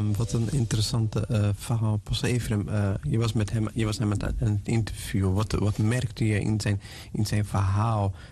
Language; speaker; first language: Dutch; non-native, fluent; Portuguese